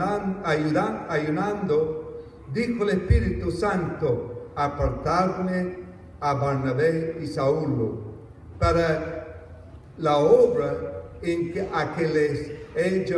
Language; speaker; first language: Spanish; non-native, fluent; English